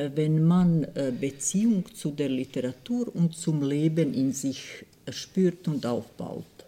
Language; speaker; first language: German; non-native, fluent; Croatian